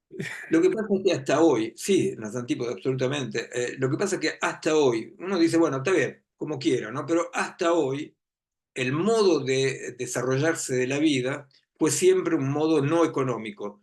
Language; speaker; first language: Spanish; native; Spanish